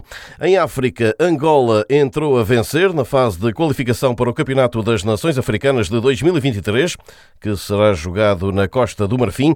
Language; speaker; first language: Portuguese; native; Portuguese